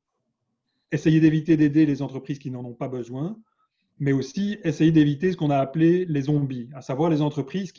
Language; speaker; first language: French; native; French